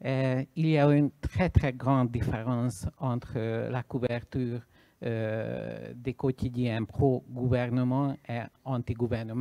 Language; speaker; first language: French; non-native, learner; Hungarian